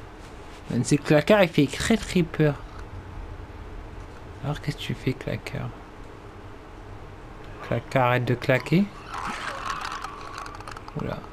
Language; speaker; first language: French; native; French